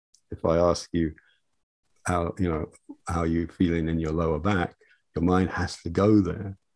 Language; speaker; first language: English; native; English